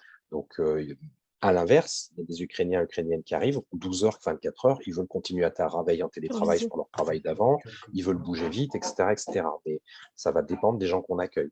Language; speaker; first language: French; native; French